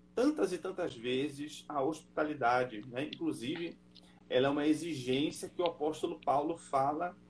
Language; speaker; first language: Portuguese; native; Portuguese